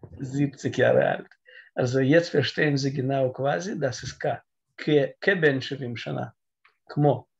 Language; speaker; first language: German; non-native, learner; Russian